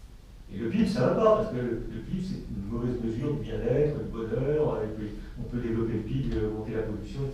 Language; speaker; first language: French; native; French